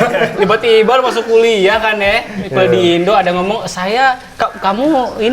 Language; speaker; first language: Indonesian; native; Indonesian